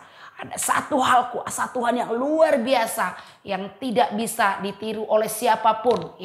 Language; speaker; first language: Indonesian; native; Indonesian